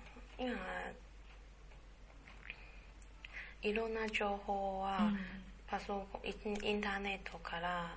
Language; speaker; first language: Japanese; non-native, learner; Chinese